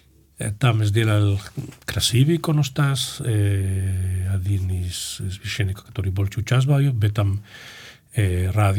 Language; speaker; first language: Russian; non-native, fluent; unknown